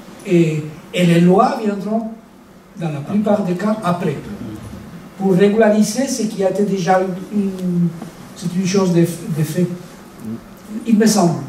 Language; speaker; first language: French; non-native, fluent; Spanish